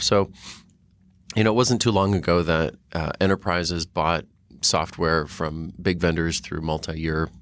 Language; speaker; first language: English; native; English